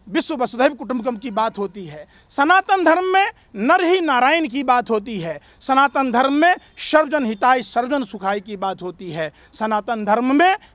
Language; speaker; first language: Hindi; native; Hindi